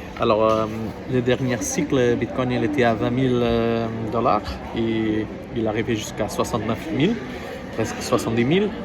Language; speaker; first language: French; non-native, learner; Portuguese